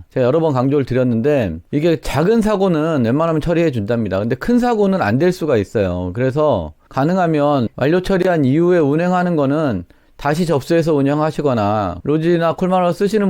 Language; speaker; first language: Korean; native; Korean